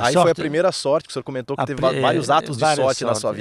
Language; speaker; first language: Portuguese; native; Portuguese